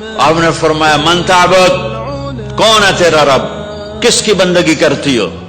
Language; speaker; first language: Urdu; non-native, local second language; Punjabi